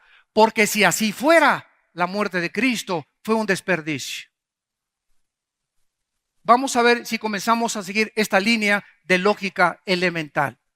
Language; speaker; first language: Spanish; native; Spanish